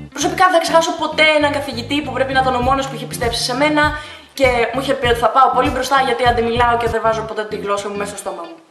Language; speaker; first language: Greek; early bilingual, other home language; Russian